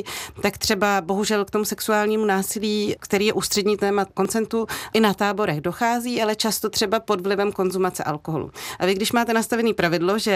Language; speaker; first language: Czech; native; Czech